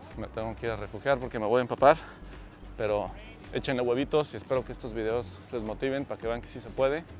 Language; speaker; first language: Spanish; native; Spanish